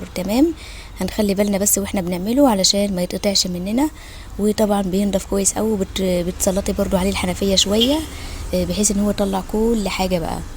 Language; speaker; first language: Arabic; native; Arabic